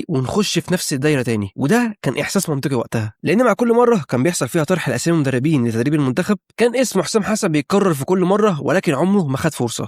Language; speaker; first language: Arabic; native; Arabic